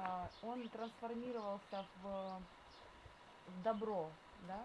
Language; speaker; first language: Russian; native; Russian